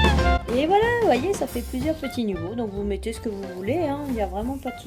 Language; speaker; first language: French; native; French